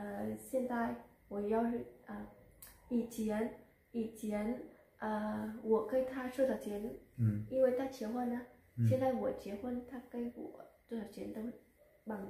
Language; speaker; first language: Chinese; non-native, learner; Vietnamese